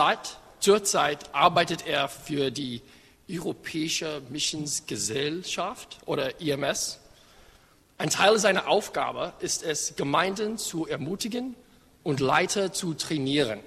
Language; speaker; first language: German; non-native, fluent; English